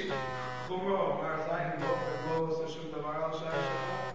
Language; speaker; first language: Hebrew; non-native, learner; English